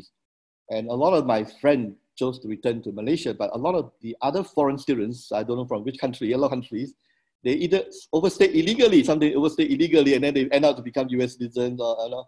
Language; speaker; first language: English; non-native, local second language; Min Nan Chinese